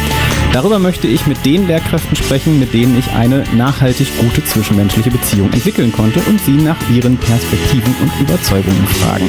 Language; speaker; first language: German; native; German